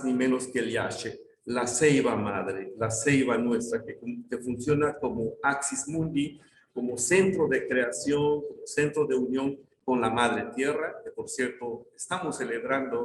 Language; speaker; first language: Spanish; non-native, local second language; Yucateco